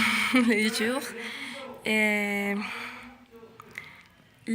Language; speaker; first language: French; non-native, learner; Spanish